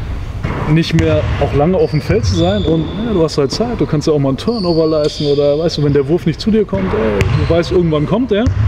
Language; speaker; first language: German; native; German